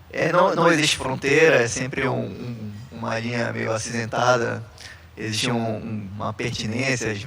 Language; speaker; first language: Portuguese; native; Portuguese